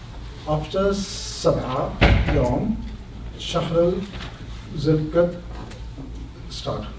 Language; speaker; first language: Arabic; non-native, learner; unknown